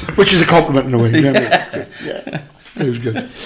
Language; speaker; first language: English; native; English